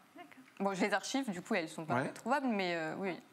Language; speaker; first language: French; native; French